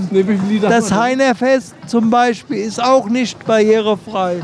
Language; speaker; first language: German; native; German